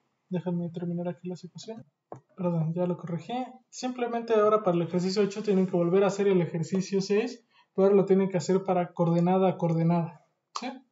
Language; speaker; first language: Spanish; native; Spanish